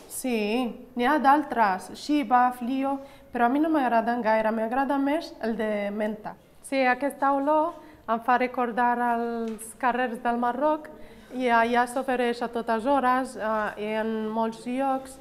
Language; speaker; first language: Catalan; non-native, learner; Arabic